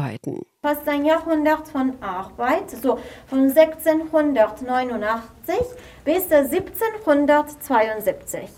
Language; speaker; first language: German; non-native, fluent; Italian